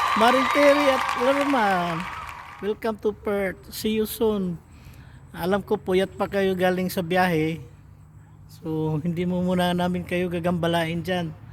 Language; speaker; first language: Filipino; non-native, local second language; Cebuano